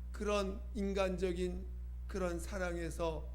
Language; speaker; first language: Korean; native; Korean